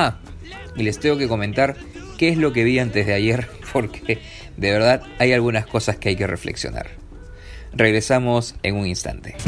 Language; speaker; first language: Spanish; native; Spanish